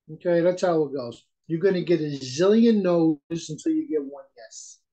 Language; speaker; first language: English; native; English